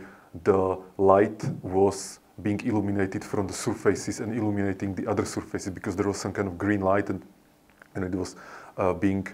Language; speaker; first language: English; non-native, fluent; Slovak